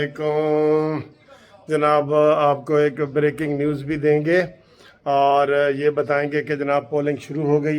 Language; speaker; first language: Urdu; native; Urdu